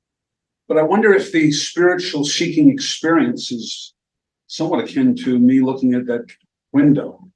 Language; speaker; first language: English; native; English